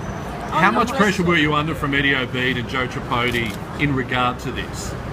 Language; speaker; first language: English; native; English